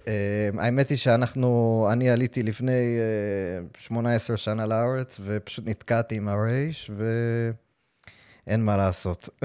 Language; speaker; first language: Hebrew; non-native, fluent; English